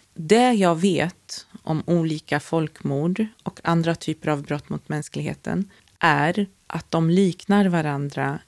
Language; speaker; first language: Swedish; native; Swedish